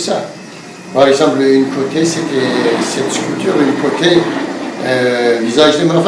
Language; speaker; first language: French; non-native, fluent; Turkish